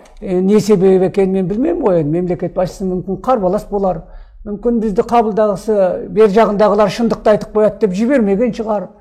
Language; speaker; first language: Kazakh; early bilingual, heritage; Kazakh